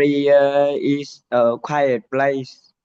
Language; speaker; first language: English; non-native, learner; Vietnamese